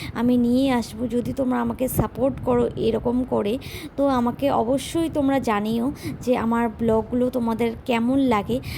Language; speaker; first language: Bangla; non-native, local second language; Rangpuri